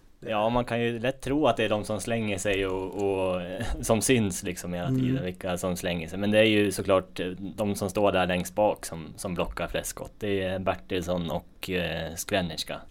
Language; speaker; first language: Swedish; native; Swedish